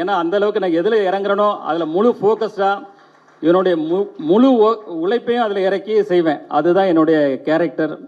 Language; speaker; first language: Tamil; native; Tamil